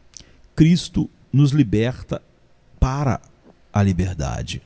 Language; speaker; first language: Portuguese; native; Portuguese